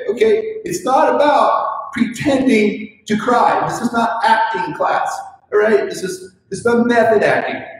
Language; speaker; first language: English; native; English